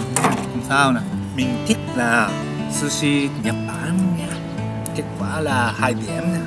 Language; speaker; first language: Vietnamese; non-native, learner; Japanese